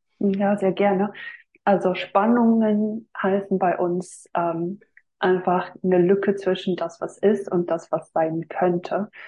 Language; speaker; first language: German; non-native, fluent; Finnish